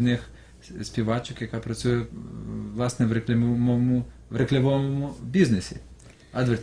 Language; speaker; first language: Ukrainian; native; Ukrainian